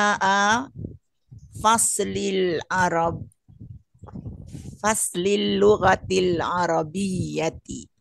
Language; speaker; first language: Arabic; non-native, learner; Malay